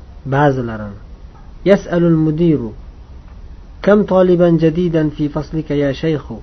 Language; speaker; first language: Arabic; non-native, fluent; Uzbek